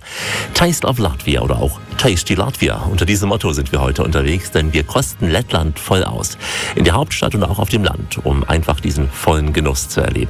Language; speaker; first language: German; native; German